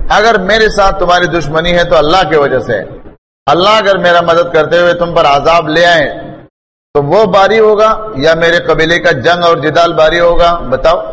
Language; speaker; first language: Urdu; non-native, local second language; Pashto